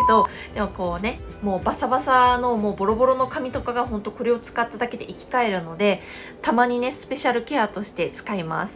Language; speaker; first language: Japanese; non-native, fluent; Korean